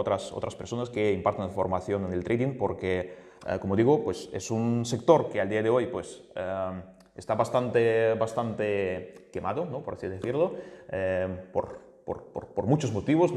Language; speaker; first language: Spanish; native; Spanish